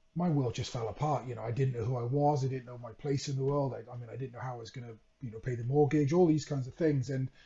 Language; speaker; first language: English; native; English